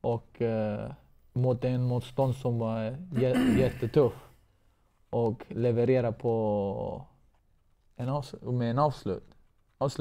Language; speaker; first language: Swedish; non-native, fluent; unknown